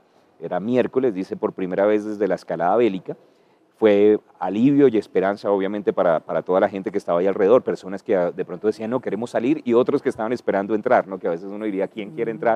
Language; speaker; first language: Spanish; native; Spanish